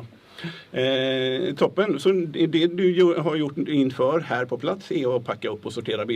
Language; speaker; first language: Swedish; native; Swedish